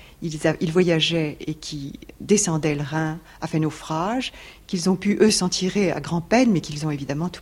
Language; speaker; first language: French; native; French